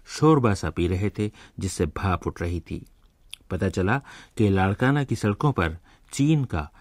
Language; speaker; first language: Urdu; native; Urdu